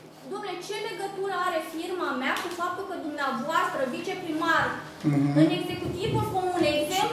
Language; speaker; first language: Romanian; native; Romanian